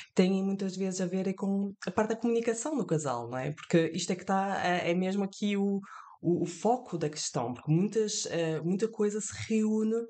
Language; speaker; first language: Portuguese; early bilingual, heritage; French